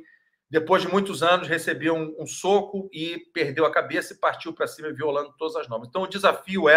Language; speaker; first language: Portuguese; native; Portuguese